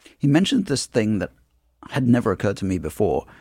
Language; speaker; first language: English; native; English